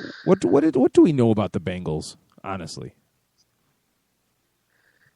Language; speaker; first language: English; native; English